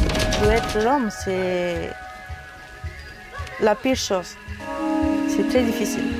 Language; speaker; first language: French; non-native, fluent; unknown